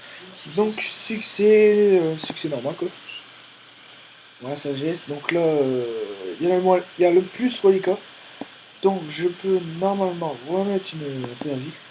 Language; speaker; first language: French; native; French